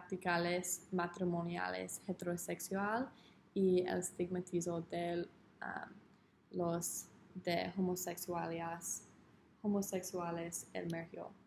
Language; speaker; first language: Spanish; non-native, learner; English